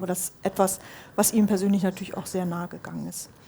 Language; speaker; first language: German; native; German